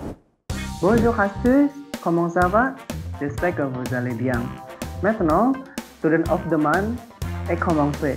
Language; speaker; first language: French; non-native, fluent; Indonesian